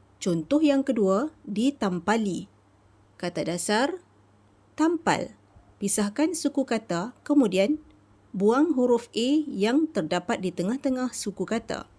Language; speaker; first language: Malay; native; Malay